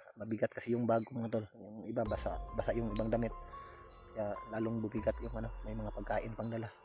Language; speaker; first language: Filipino; non-native, local second language; Cebuano